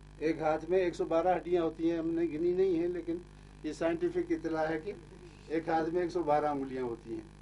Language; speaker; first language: Urdu; non-native, local second language; Kashmiri